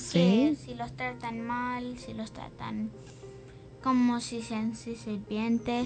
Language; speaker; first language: Spanish; early bilingual, heritage; English